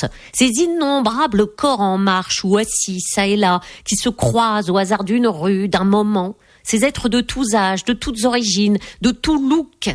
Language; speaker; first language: French; native; French